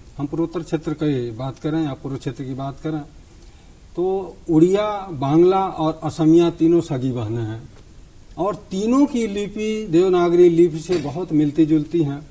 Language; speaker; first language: Hindi; native; Hindi